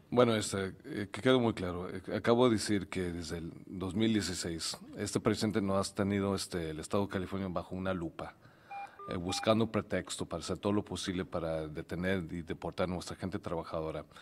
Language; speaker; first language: Spanish; early bilingual, heritage; Spanish